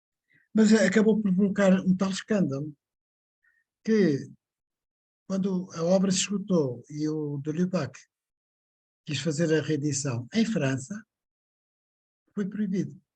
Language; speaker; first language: Portuguese; native; Portuguese